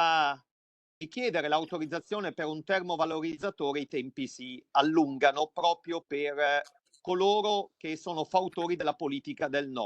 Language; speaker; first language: Italian; native; Italian